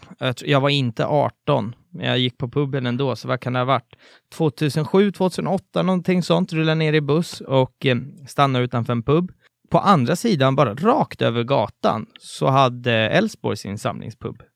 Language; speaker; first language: Swedish; native; Swedish